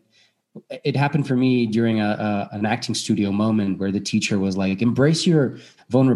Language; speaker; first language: English; non-native, fluent; Bulgarian